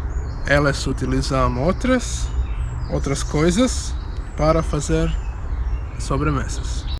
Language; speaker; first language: Portuguese; non-native, learner; Croatian